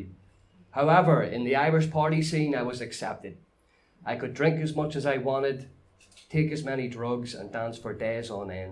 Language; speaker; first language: English; native; English